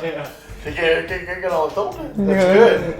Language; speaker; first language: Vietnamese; early bilingual, heritage; Vietnamese